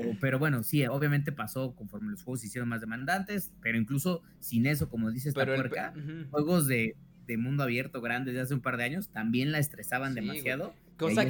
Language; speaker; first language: Spanish; native; Spanish